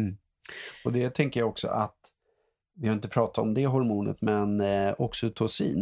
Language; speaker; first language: Swedish; native; Swedish